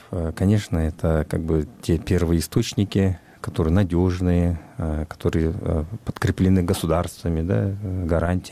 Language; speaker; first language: Russian; non-native, local second language; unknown